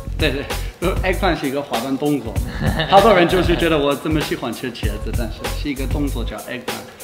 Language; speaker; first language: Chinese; non-native, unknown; English